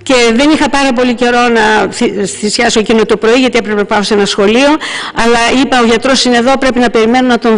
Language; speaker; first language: Greek; native; Greek